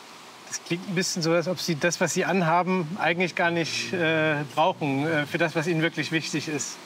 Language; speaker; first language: German; native; German